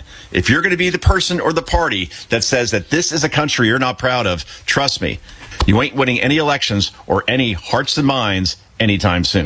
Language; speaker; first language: English; native; English